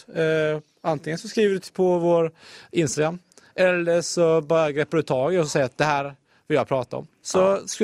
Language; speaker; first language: Swedish; native; Swedish